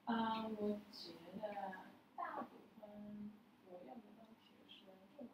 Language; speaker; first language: Chinese; non-native, learner; English